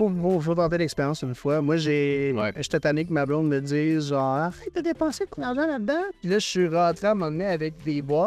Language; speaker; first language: French; native; French